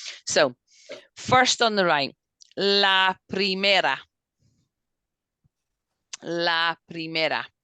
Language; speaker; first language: Spanish; non-native, fluent; English